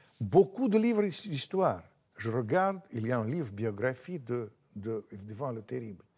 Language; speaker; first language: French; non-native, fluent; Russian